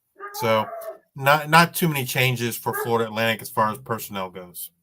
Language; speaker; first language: English; native; English